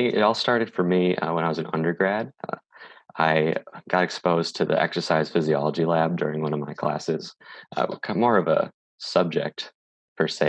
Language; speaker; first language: English; native; English